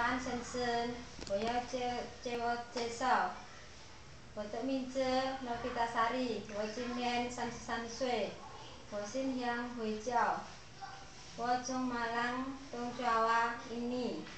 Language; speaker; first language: Chinese; non-native, learner; Indonesian